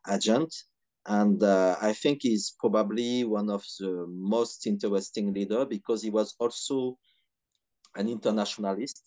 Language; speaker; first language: English; non-native, fluent; French